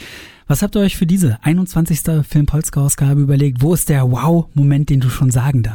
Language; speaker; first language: German; native; German